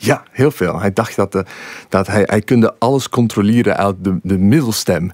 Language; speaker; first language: Dutch; non-native, fluent; English